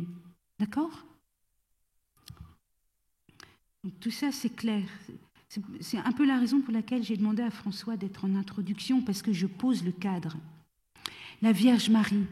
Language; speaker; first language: French; native; French